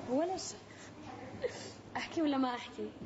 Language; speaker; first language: Arabic; native; Arabic